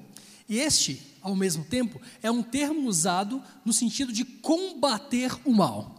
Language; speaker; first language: Portuguese; native; Portuguese